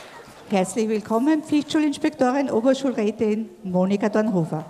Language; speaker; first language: German; native; German